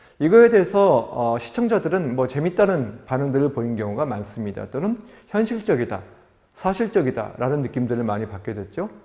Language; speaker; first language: Korean; native; Korean